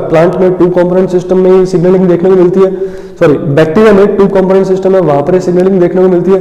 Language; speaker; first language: Hindi; native; Hindi